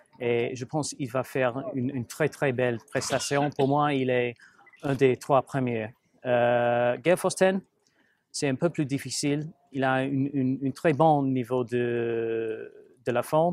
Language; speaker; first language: French; non-native, fluent; English